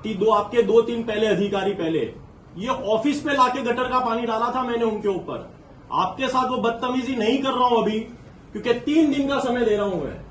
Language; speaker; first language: Hindi; non-native, local second language; Gujarati